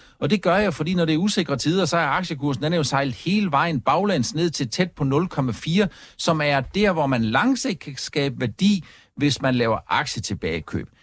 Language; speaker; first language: Danish; native; Danish